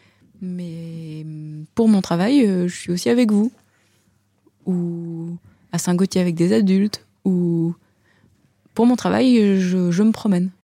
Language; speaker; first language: French; native; French